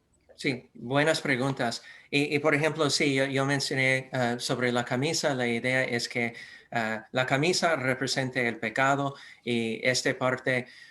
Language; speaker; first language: Spanish; non-native, fluent; English